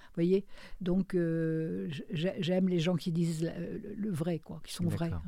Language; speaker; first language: French; native; French